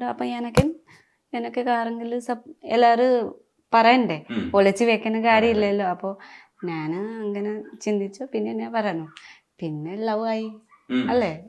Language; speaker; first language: Malayalam; non-native, fluent; Nepali